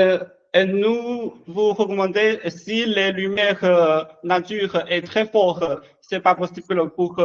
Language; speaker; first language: French; non-native, learner; Chinese